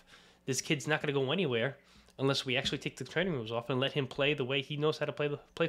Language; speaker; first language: English; native; English